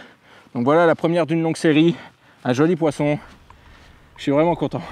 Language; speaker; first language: French; native; French